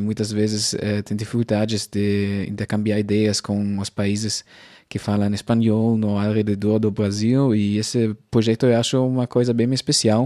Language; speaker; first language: Portuguese; non-native, fluent; German